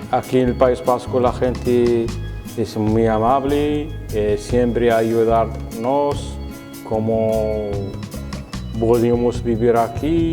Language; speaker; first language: Spanish; non-native, learner; Arabic